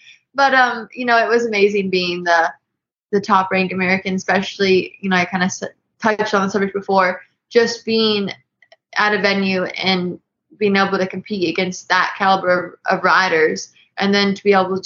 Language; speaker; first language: English; native; English